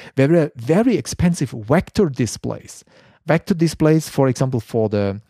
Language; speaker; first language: English; non-native, fluent; German